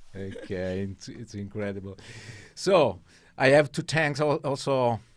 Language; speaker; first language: English; non-native, learner; Italian